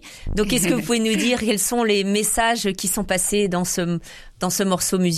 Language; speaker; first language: French; native; French